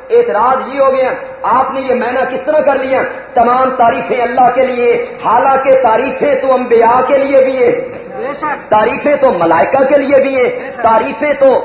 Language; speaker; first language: Urdu; non-native, local second language; Punjabi